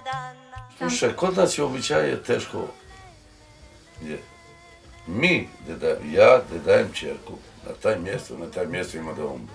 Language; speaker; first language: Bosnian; non-native, local second language; Romany